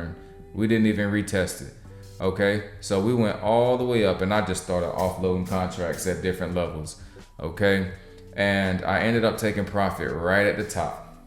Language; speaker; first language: English; native; English